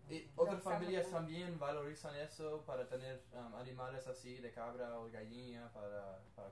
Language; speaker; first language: Spanish; non-native, learner; English